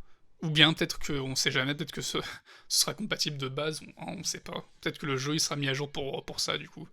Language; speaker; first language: French; native; French